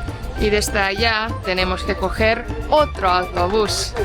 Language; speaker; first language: Spanish; non-native, fluent; Portuguese